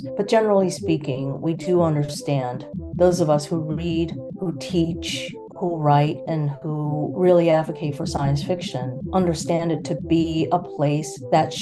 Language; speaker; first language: English; early bilingual, other home language; Chinese